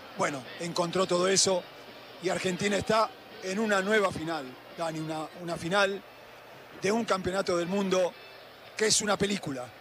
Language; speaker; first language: Spanish; native; Spanish